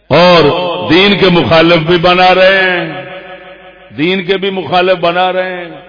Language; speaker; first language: Urdu; native; Urdu